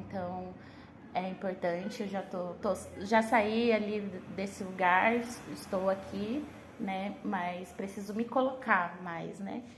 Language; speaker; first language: Portuguese; native; Portuguese